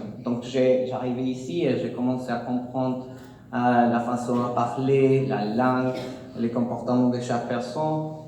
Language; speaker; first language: French; non-native, learner; Spanish